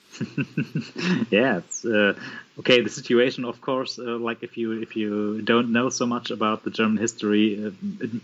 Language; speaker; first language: English; non-native, fluent; German